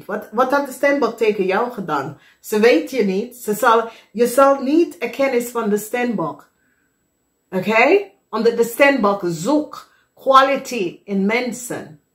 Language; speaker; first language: Dutch; non-native, fluent; English